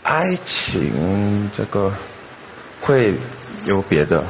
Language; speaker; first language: Chinese; non-native, fluent; Korean